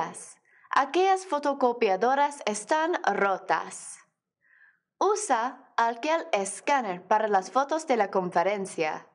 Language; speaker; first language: Spanish; non-native, fluent; English